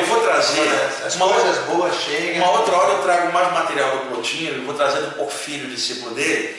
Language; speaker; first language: Portuguese; native; Portuguese